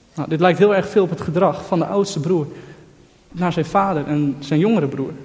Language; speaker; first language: Dutch; native; Dutch